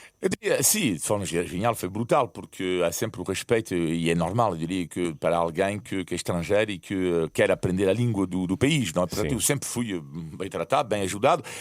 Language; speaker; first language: Portuguese; non-native, fluent; French